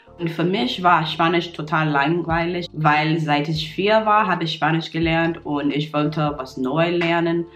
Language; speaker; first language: German; non-native, fluent; English